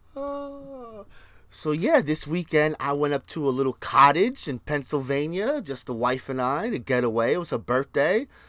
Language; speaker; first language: English; early bilingual, other home language; Spanish